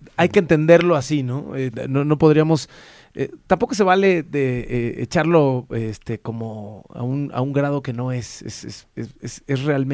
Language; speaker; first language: Spanish; native; Spanish